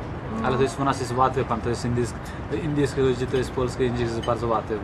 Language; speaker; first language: Polish; non-native, learner; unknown